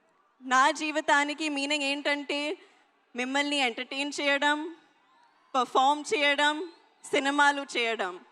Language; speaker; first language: Telugu; non-native, learner; Hindi